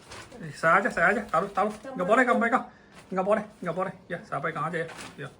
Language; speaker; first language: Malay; non-native, fluent; Chinese